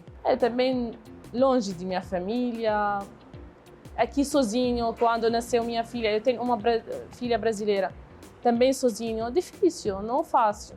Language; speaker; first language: Portuguese; non-native, learner; Arabic